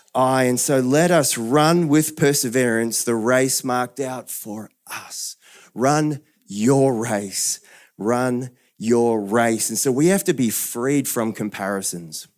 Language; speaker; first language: English; native; English